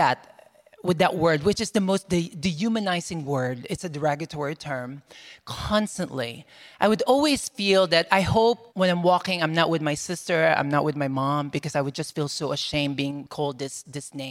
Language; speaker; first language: English; non-native, local second language; Filipino